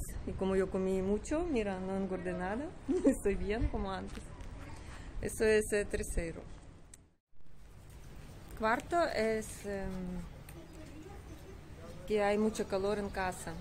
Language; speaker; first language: Spanish; non-native, learner; Russian